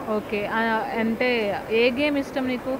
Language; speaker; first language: Telugu; native; Telugu